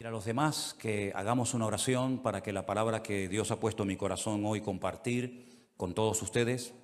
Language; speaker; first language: Spanish; native; Spanish